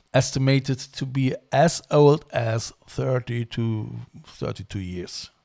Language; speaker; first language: English; non-native, fluent; German